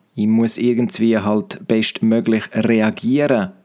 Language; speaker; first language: German; non-native, fluent; Romansh